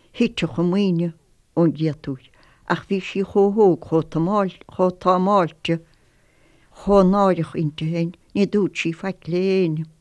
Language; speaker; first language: Irish; native; Irish